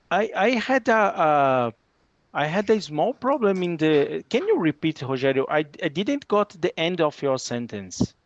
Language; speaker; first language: English; non-native, fluent; Portuguese